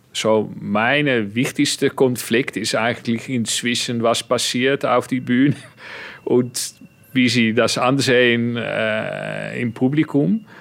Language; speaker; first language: German; non-native, fluent; Dutch